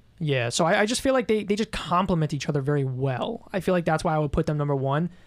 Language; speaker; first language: English; native; English